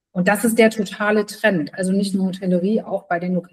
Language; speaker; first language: German; native; German